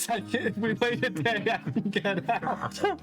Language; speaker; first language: English; native; English